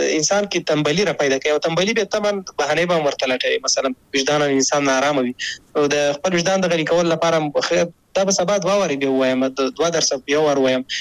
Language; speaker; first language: Pashto; native; Pashto